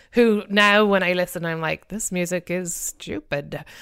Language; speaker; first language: English; native; English